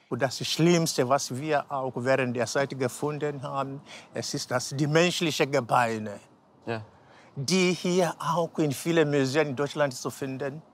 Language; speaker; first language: German; non-native, fluent; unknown